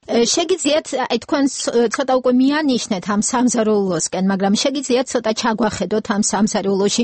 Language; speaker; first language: Georgian; native; Georgian